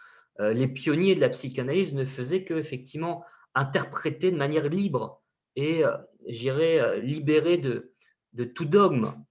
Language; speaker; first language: French; native; French